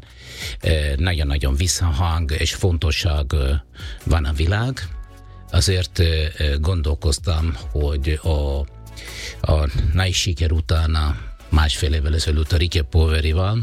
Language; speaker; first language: Hungarian; non-native, fluent; Italian